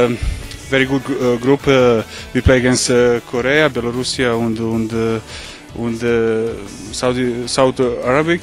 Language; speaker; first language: English; non-native, learner; Serbian